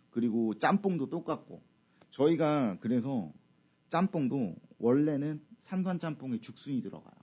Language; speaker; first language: Korean; native; Korean